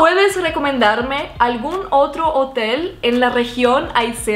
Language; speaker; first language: Spanish; non-native, fluent; Portuguese